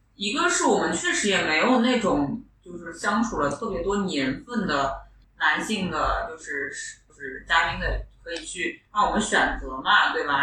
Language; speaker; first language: Chinese; non-native, local second language; Wu Chinese